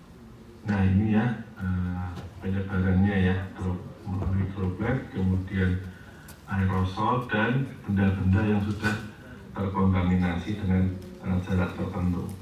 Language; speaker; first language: Indonesian; native; Indonesian